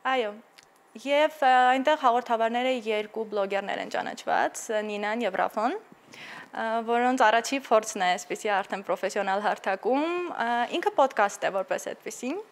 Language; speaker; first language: Armenian; native; Armenian